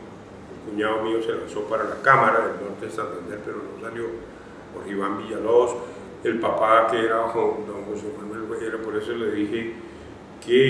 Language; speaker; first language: Spanish; native; Spanish